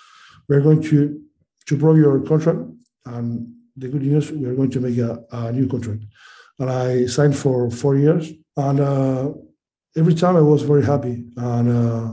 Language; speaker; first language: English; non-native, learner; Spanish